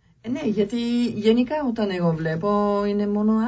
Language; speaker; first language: Greek; non-native, learner; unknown